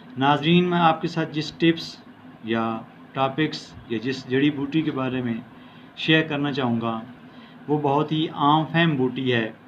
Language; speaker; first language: Urdu; non-native, local second language; Punjabi